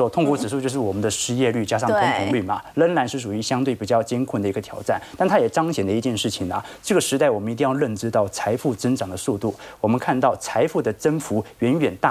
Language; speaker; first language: Chinese; native; Chinese